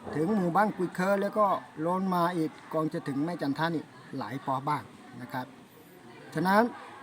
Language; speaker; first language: Thai; non-native, local second language; S'gaw Karen